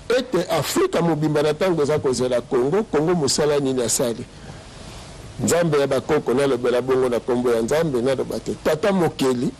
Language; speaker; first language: Lingala; non-native, local second language; Kongo